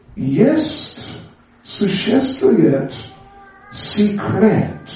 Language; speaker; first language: Russian; non-native, learner; English